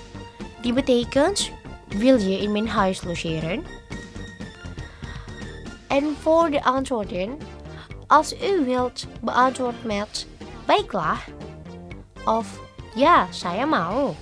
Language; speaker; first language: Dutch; non-native, learner; Indonesian